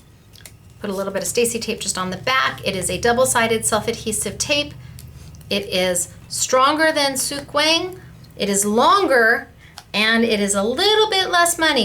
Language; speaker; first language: English; native; English